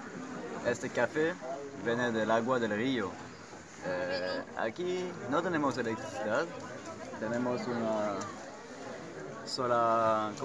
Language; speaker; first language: Spanish; non-native, learner; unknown